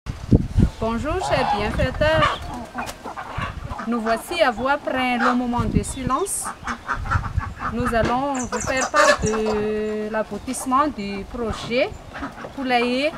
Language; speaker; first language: French; non-native, local second language; Malagasy